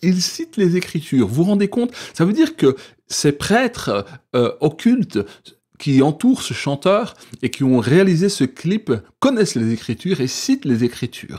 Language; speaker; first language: French; native; French